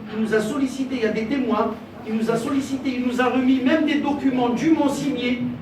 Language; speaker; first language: French; non-native, local second language; Arabic